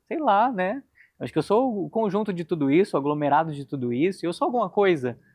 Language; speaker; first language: Portuguese; native; Portuguese